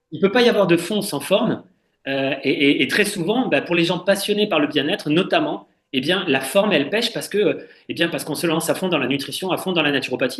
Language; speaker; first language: French; native; French